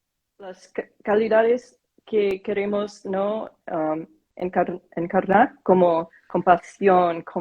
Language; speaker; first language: Spanish; non-native, fluent; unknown